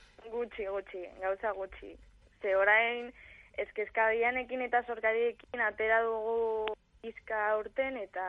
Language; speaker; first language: Basque; non-native, local second language; Spanish